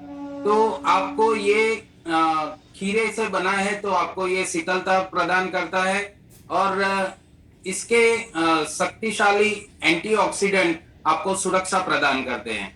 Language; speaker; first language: Hindi; native; Hindi